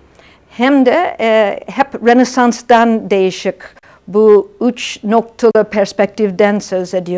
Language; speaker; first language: Turkish; non-native, fluent; English